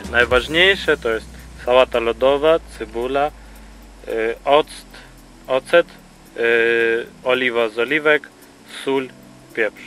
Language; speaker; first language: Polish; non-native, fluent; Ukrainian